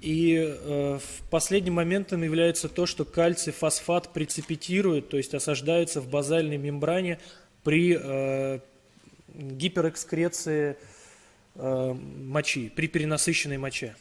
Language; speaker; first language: Russian; native; Russian